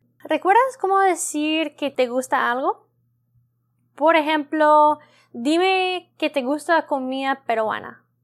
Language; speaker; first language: Spanish; non-native, learner; English